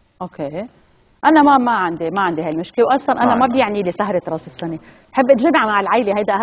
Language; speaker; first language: Arabic; native; Arabic